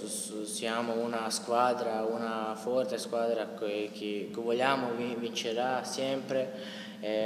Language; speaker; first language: Italian; non-native, learner; Croatian